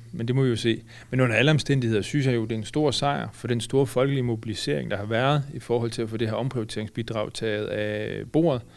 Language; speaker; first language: Danish; native; Danish